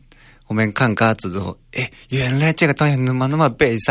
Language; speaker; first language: Chinese; non-native, fluent; Japanese